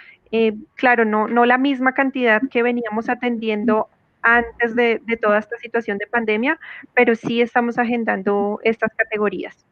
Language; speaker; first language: Spanish; native; Spanish